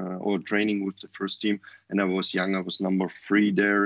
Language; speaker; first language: English; non-native, fluent; German